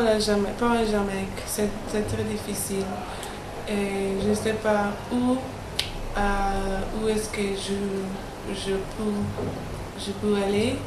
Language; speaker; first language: French; non-native, learner; English